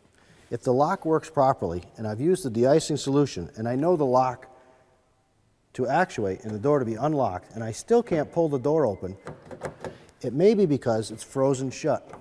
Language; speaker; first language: English; native; English